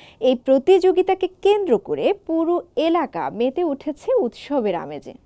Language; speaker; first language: Bangla; native; Bangla